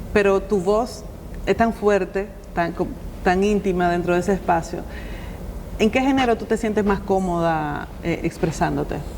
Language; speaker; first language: Spanish; native; Spanish